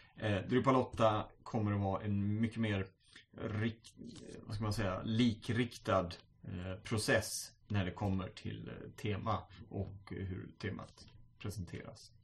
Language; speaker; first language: Swedish; native; Swedish